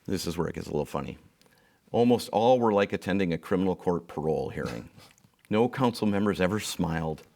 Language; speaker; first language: English; native; English